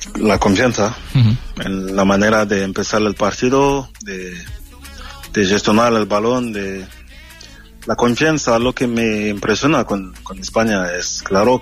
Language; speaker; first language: Spanish; non-native, learner; French